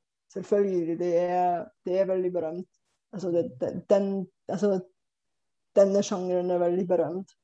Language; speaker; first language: Norwegian; non-native, fluent; Bulgarian